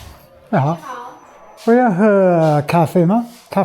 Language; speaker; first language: Chinese; non-native, learner; English